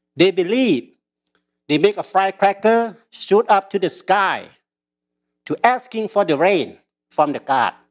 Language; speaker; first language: English; early bilingual, other home language; Lao